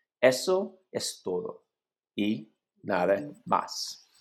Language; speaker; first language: Spanish; non-native, learner; English